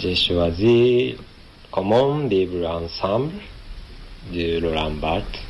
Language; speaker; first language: French; non-native, learner; Japanese